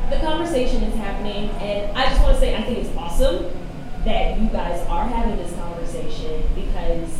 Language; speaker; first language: English; native; English